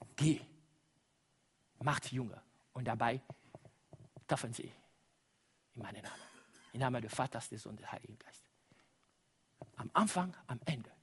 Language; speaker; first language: German; non-native, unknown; Lingala